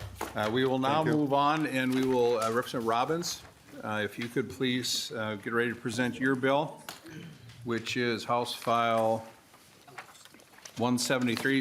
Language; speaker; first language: English; native; English